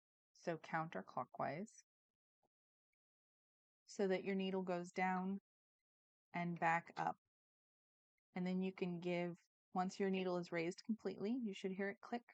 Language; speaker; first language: English; native; English